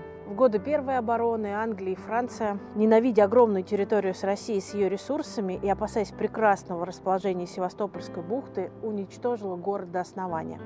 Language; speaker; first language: Russian; native; Russian